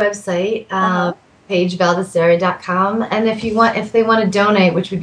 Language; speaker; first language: English; native; English